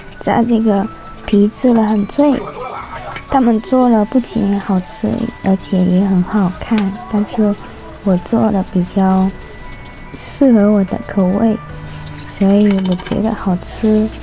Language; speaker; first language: Chinese; non-native, learner; Vietnamese